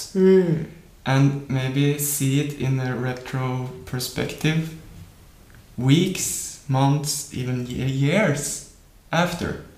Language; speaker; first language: English; non-native, fluent; Norwegian